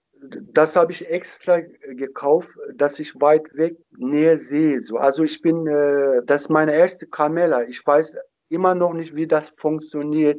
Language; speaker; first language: German; non-native, learner; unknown